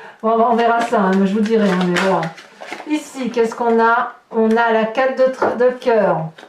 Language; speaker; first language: French; native; French